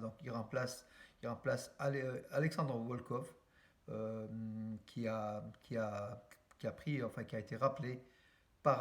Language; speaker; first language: French; native; French